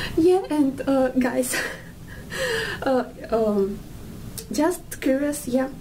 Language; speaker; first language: English; non-native, learner; Russian